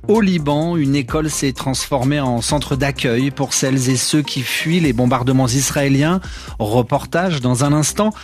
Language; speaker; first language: French; native; French